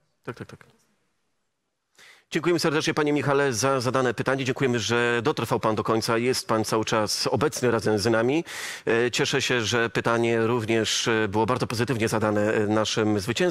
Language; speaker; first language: Polish; native; Polish